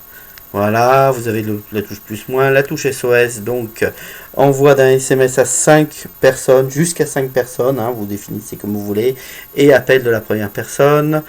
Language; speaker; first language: French; native; French